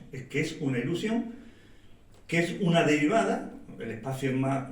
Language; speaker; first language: Spanish; native; Spanish